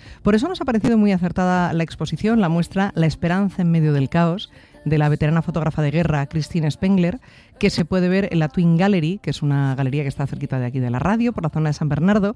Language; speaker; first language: Spanish; native; Spanish